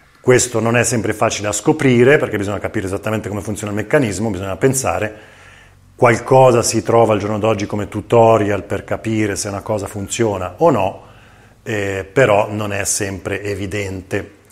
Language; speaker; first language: Italian; native; Italian